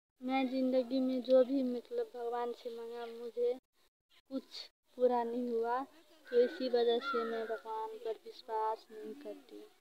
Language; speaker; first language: Hindi; non-native, local second language; Maithili